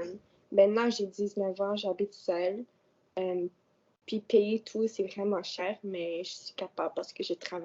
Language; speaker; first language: French; non-native, local second language; English